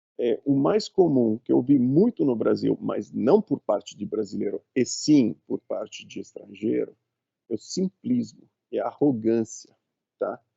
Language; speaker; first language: Portuguese; non-native, fluent; Italian